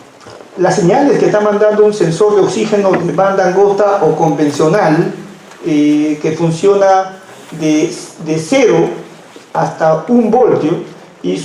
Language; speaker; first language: Spanish; native; Spanish